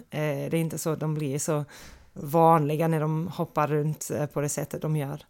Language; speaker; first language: Swedish; non-native, fluent; English